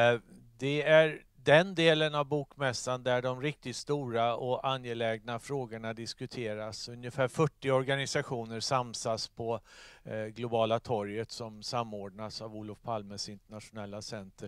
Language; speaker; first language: Swedish; native; Swedish